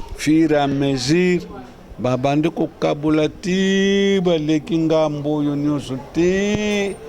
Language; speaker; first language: Lingala; non-native, local second language; Kongo